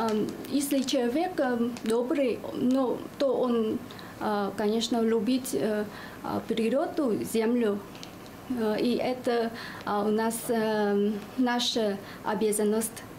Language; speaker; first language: Russian; non-native, fluent; Vietnamese